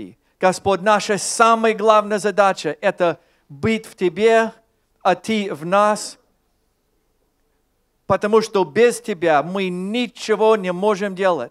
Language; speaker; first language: Russian; non-native, fluent; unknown